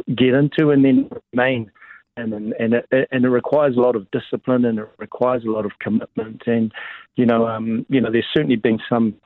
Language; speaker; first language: English; native; English